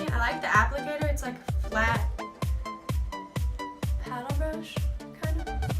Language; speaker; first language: English; native; English